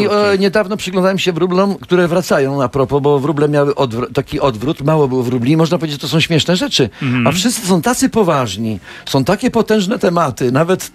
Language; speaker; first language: Polish; native; Polish